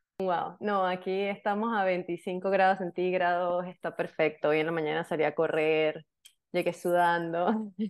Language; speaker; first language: Spanish; native; Spanish